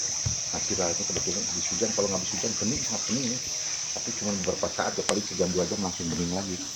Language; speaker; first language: Indonesian; native; Indonesian